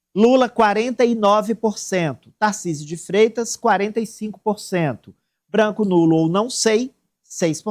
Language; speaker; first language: Portuguese; native; Portuguese